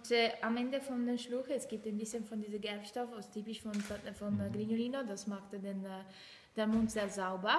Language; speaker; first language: German; non-native, learner; Italian